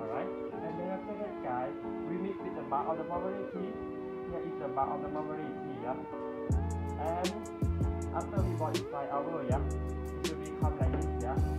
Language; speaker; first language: English; non-native, learner; Thai